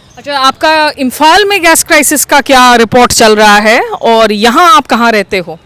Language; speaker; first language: Hindi; native; Hindi